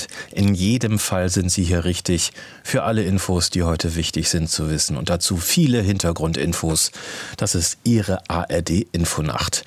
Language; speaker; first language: German; native; German